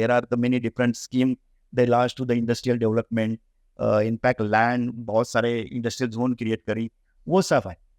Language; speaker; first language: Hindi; non-native, local second language; Marathi